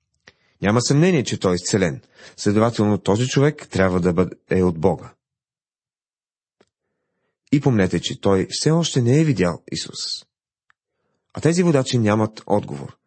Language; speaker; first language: Bulgarian; native; Bulgarian